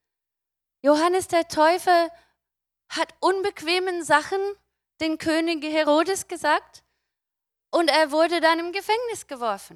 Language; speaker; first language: German; non-native, fluent; English